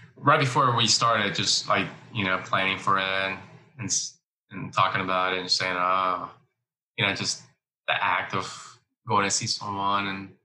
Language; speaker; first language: English; early bilingual, other home language; Spanish